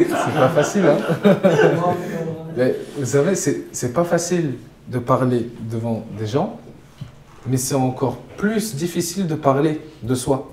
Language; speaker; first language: French; native; French